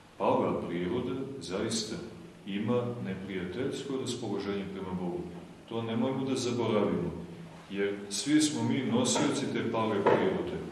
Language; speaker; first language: Serbian; native; Serbian